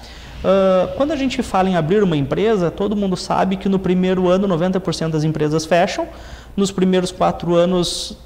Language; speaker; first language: Portuguese; native; Portuguese